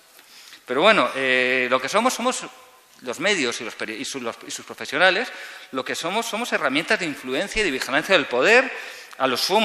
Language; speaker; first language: Spanish; native; Spanish